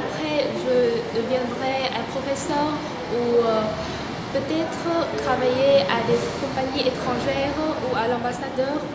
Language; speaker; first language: French; non-native, learner; Vietnamese